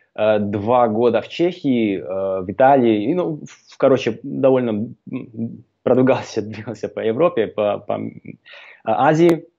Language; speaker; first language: Russian; non-native, fluent; Slovak